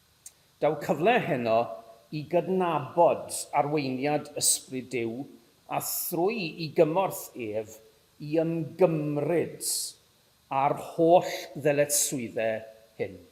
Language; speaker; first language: Welsh; native; Welsh